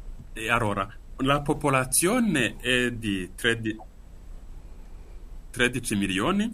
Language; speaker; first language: Italian; non-native, fluent; Kinyarwanda